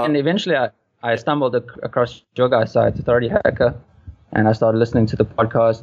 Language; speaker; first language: English; native; English